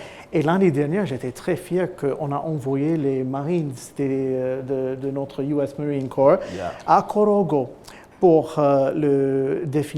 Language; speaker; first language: French; non-native, fluent; English